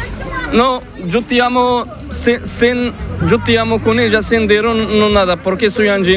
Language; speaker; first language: Spanish; non-native, learner; Arabic